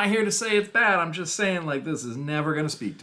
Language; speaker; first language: English; native; English